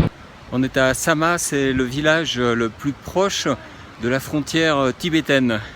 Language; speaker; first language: French; native; French